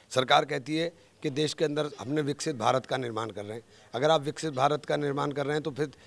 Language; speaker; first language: Hindi; native; Hindi